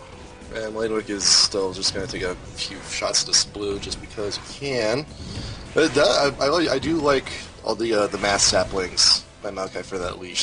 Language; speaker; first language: English; native; English